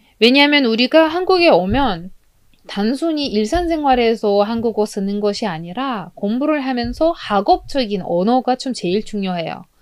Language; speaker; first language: Korean; non-native, fluent; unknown